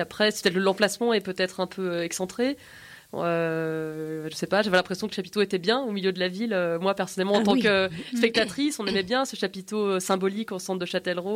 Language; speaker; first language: French; native; French